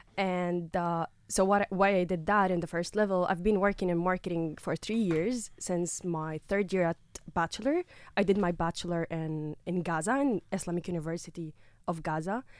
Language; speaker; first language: English; non-native, fluent; Arabic